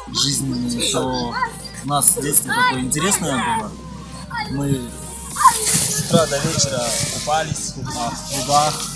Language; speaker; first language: Russian; native; Russian